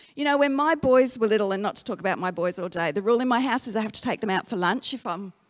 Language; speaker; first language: English; native; English